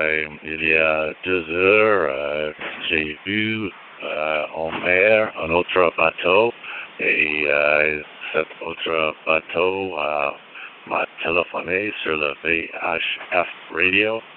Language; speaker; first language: French; non-native, learner; English